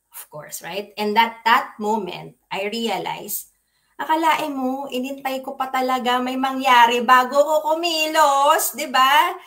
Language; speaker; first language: Filipino; native; Filipino